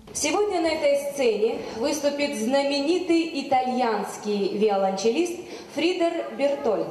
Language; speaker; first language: Russian; native; Russian